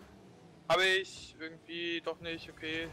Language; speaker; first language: German; native; German